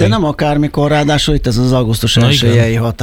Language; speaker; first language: Hungarian; native; Hungarian